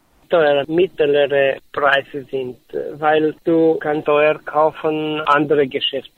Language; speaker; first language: German; non-native, learner; Romanian